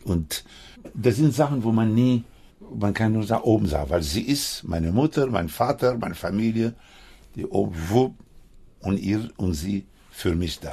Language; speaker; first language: German; non-native, fluent; Spanish